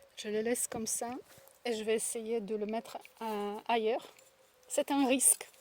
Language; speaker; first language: French; non-native, fluent; Polish